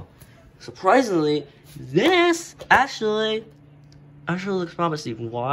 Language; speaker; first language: English; native; English